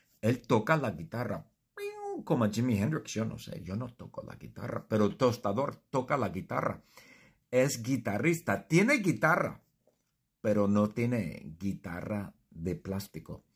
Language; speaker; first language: Spanish; non-native, fluent; English